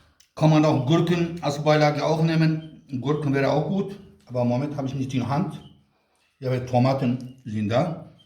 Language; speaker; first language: German; non-native, local second language; Kurdish